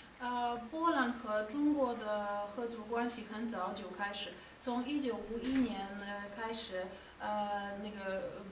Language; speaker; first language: Chinese; non-native, fluent; Polish